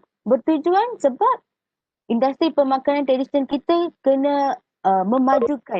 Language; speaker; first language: Malay; native; Malay